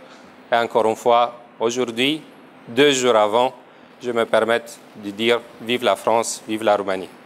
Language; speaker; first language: French; non-native, fluent; Romanian